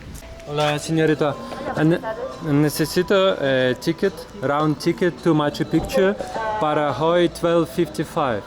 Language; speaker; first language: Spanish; non-native, learner; Russian